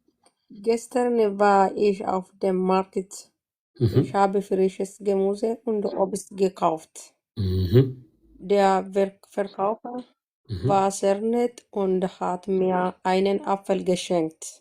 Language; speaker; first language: German; non-native, learner; Amharic